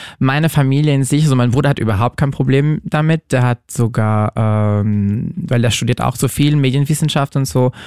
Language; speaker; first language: German; non-native, fluent; French